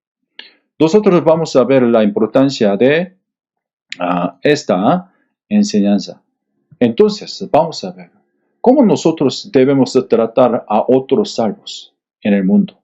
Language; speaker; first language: Spanish; non-native, fluent; Korean